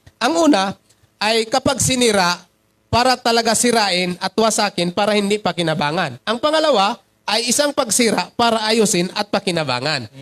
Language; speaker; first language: Filipino; non-native, local second language; Cebuano